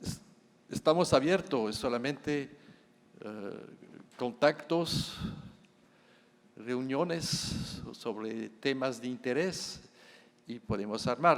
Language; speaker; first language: Spanish; non-native, fluent; French